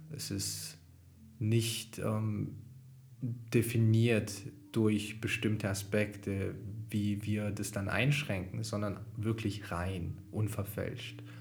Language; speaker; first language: German; early bilingual, other home language; Albanian